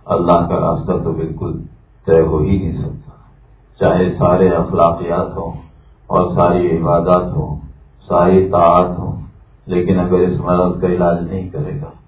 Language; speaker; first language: Urdu; native; Urdu